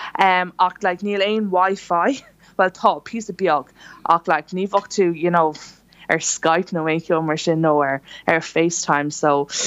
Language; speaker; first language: Irish; non-native, local second language; English